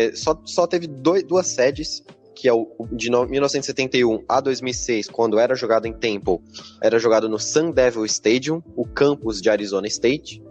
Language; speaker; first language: Portuguese; native; Portuguese